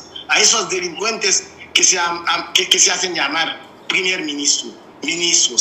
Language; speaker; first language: Spanish; non-native, fluent; Haitian Creole